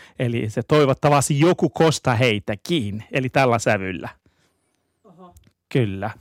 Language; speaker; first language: Finnish; non-native, fluent; Persian